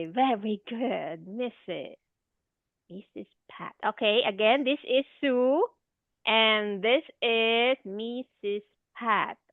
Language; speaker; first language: English; non-native, fluent; Filipino